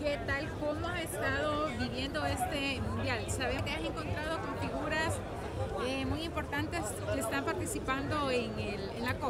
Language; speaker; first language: Spanish; native; Spanish